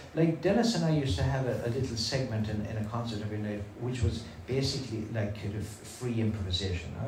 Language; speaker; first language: English; native; English